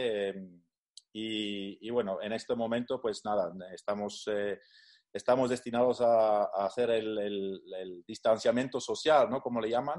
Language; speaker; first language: Spanish; non-native, fluent; Dutch